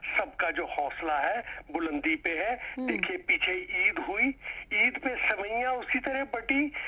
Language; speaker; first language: Hindi; native; Hindi